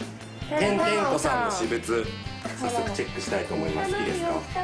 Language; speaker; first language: Japanese; native; Japanese